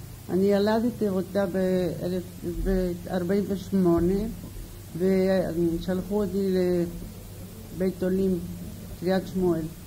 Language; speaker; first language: Hebrew; non-native, fluent; Bulgarian